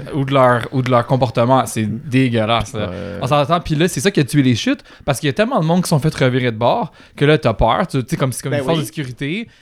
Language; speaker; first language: French; native; French